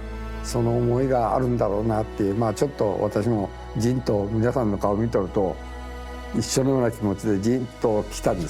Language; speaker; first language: Japanese; native; Japanese